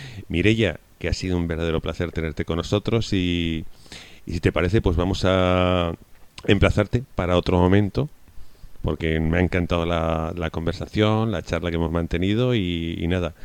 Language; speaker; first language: Spanish; native; Spanish